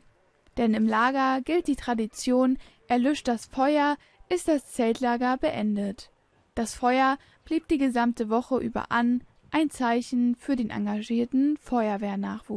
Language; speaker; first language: German; native; German